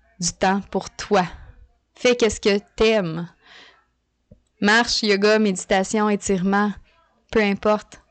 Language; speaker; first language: French; native; French